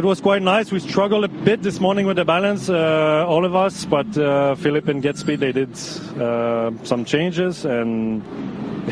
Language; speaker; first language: English; non-native, fluent; French